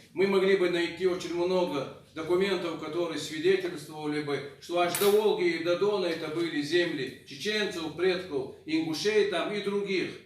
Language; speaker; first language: Russian; non-native, local second language; Chechen